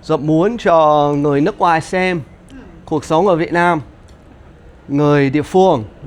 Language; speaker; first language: Vietnamese; non-native, learner; English